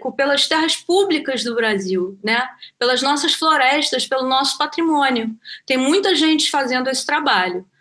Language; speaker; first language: Portuguese; native; Portuguese